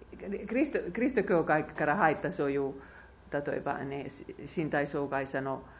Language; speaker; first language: Japanese; non-native, fluent; Finnish